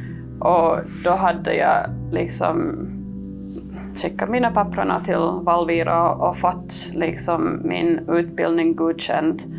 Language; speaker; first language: Swedish; non-native, fluent; English